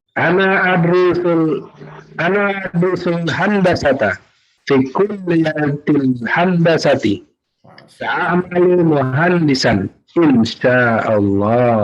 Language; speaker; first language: Arabic; non-native, learner; Indonesian